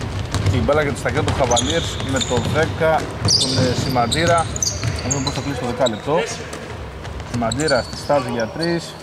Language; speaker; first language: Greek; native; Greek